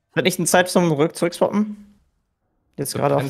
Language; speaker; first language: German; native; German